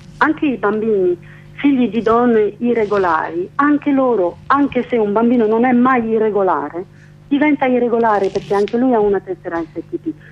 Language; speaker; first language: Italian; non-native, fluent; French